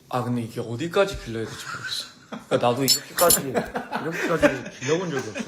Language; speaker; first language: Korean; early bilingual, heritage; English